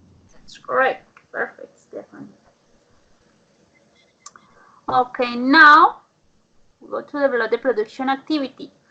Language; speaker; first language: English; non-native, fluent; Spanish